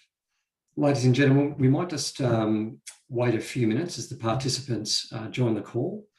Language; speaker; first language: English; native; English